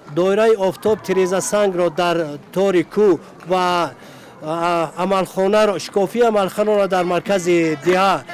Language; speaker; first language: Tajik; non-native, local second language; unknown